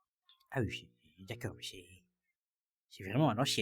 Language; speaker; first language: French; native; French